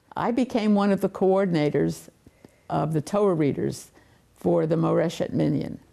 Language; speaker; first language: English; native; English